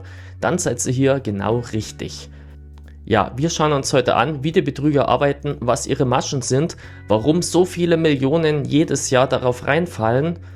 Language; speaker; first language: German; native; German